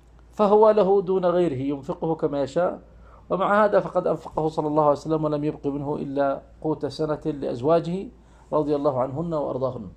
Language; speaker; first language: Arabic; native; Arabic